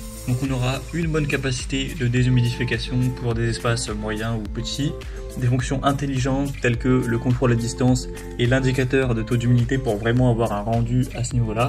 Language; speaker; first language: French; native; French